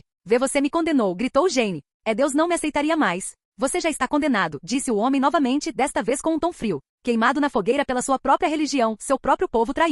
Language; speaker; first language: Portuguese; native; Portuguese